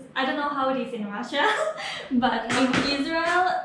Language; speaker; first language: English; non-native, fluent; Hebrew